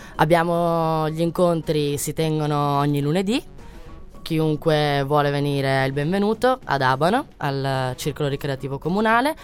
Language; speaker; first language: Italian; native; Italian